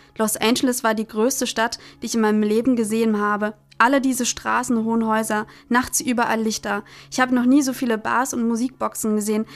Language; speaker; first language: German; early bilingual, other home language; Greek